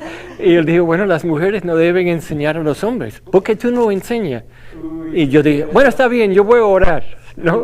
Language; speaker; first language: Spanish; non-native, fluent; English